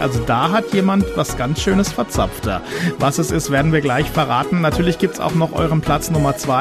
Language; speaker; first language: German; native; German